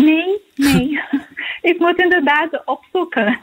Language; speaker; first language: Dutch; non-native, local second language; Portuguese